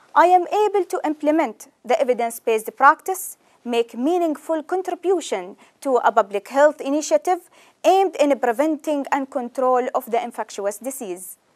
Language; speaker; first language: English; non-native, fluent; Arabic